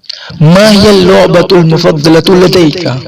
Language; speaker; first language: Arabic; non-native, fluent; Urdu